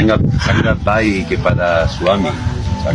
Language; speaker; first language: Indonesian; non-native, learner; Spanish